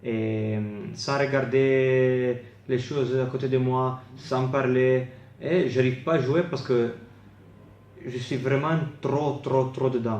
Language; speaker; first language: French; non-native, fluent; Italian